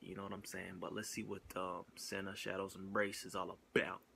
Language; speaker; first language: English; native; English